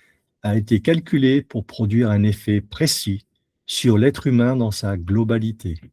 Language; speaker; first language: French; native; French